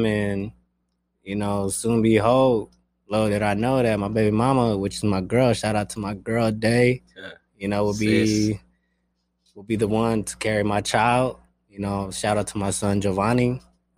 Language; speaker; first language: English; early bilingual, other home language; Spanish